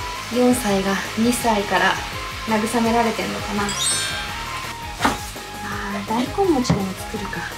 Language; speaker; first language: Japanese; native; Japanese